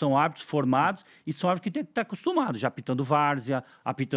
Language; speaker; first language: Portuguese; native; Portuguese